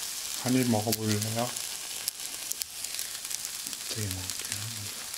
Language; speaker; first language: Korean; non-native, learner; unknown